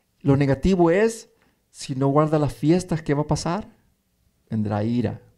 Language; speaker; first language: Spanish; early bilingual, heritage; Spanish